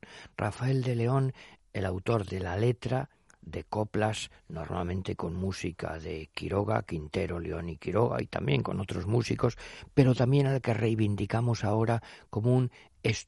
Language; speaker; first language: Spanish; native; Spanish